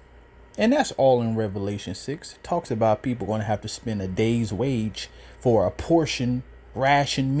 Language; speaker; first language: English; native; English